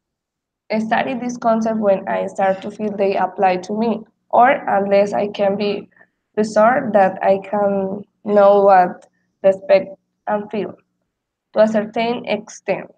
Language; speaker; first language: English; non-native, learner; Spanish